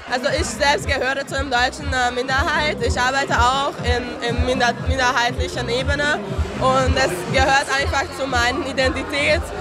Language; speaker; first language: German; non-native, local second language; Hungarian